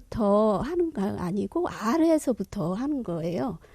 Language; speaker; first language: Korean; non-native, fluent; Vietnamese